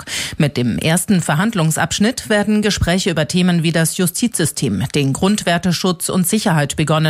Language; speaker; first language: German; native; German